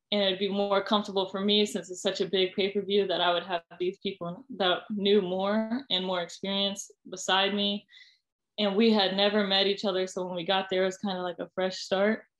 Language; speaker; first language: English; native; English